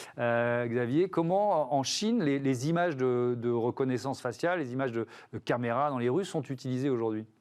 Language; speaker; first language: French; native; French